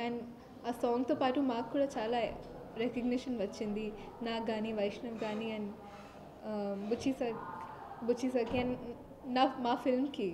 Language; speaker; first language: Telugu; non-native, fluent; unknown